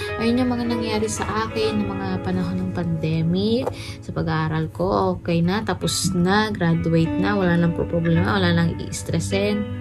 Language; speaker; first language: Filipino; native; Filipino